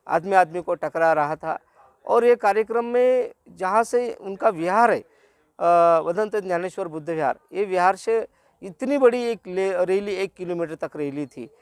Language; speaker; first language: Hindi; non-native, local second language; Marathi